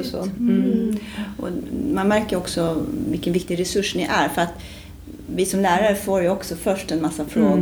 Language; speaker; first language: Swedish; native; Swedish